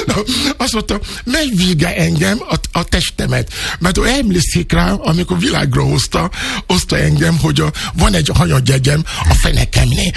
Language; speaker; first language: Hungarian; non-native, fluent; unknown